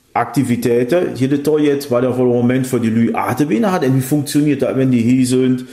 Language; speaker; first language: German; native; German